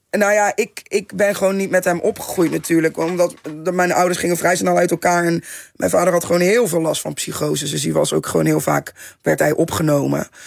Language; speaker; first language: Dutch; native; Dutch